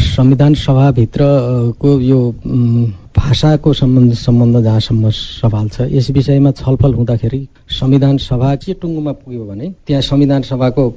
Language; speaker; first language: Nepali; non-native, local second language; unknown